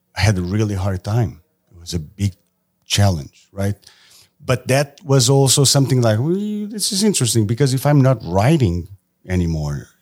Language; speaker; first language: English; non-native, fluent; Portuguese